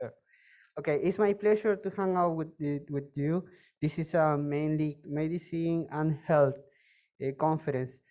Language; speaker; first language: English; non-native, fluent; Spanish